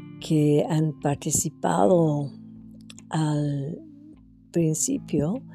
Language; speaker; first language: Spanish; non-native, fluent; French